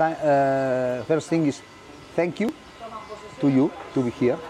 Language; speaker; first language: English; non-native, learner; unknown